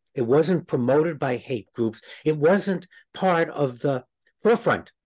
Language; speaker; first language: English; native; English